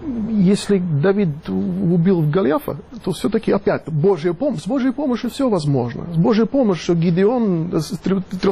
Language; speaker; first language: Russian; non-native, fluent; Italian